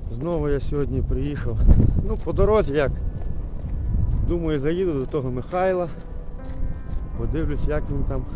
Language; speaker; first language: Ukrainian; native; Ukrainian